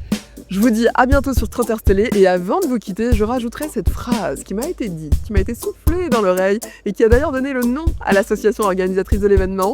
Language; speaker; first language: French; native; French